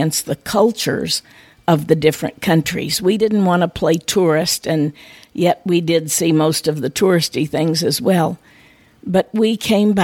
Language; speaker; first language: English; native; English